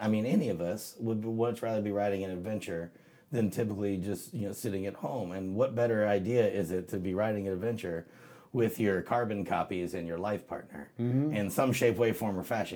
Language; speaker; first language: English; native; English